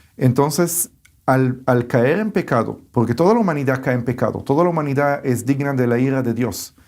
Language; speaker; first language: Spanish; early bilingual, heritage; Hebrew